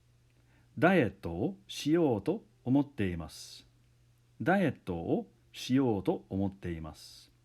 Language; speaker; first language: Japanese; non-native, fluent; English